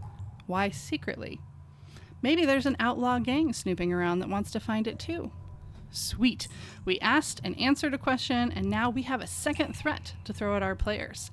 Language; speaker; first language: English; native; English